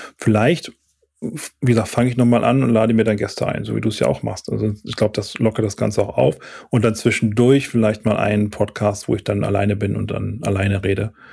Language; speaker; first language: German; native; German